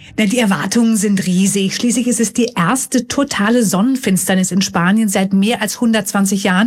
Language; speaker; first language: German; native; German